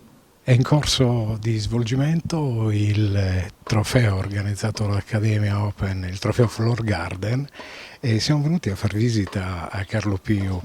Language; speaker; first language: Italian; native; Italian